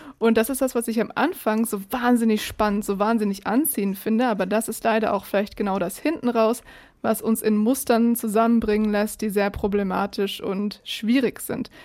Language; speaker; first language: German; native; German